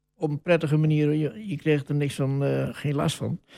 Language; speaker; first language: Dutch; native; Dutch